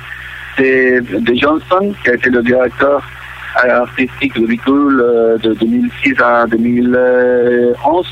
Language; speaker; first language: French; non-native, local second language; Catalan